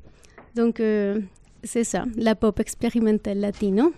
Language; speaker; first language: French; non-native, fluent; Spanish